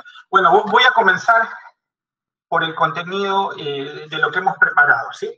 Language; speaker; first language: Spanish; native; Spanish